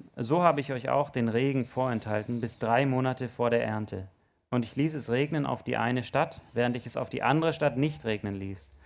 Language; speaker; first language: German; native; German